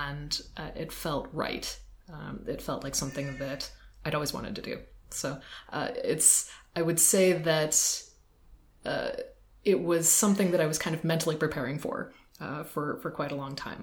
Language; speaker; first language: English; native; English